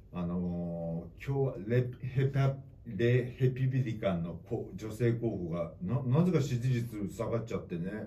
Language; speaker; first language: Japanese; native; Japanese